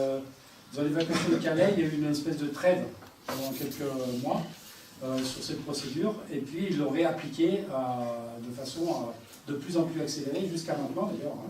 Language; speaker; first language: French; native; French